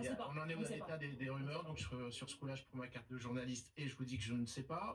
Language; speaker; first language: French; native; French